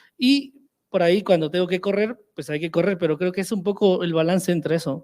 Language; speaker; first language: Spanish; native; Spanish